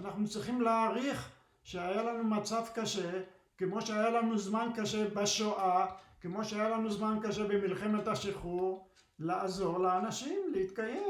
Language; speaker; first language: Hebrew; early bilingual, other home language; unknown